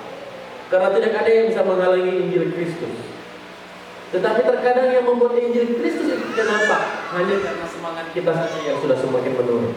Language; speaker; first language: Indonesian; native; Indonesian